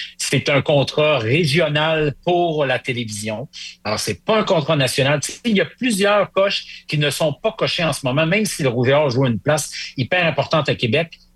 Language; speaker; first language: French; native; French